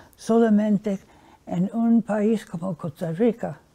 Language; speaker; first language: Spanish; non-native, fluent; English